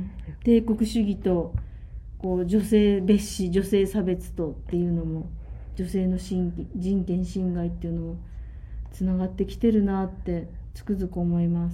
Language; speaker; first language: Japanese; native; Japanese